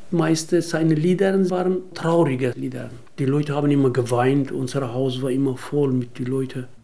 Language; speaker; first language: German; non-native, learner; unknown